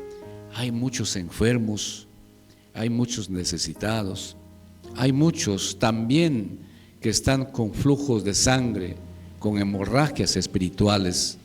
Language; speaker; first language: Spanish; native; Spanish